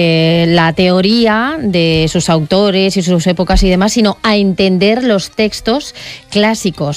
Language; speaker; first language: Spanish; native; Spanish